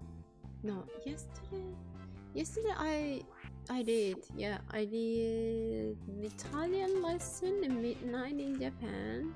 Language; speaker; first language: English; non-native, learner; Japanese